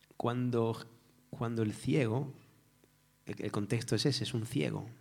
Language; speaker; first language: Spanish; native; Spanish